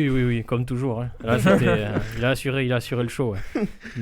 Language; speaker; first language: French; native; French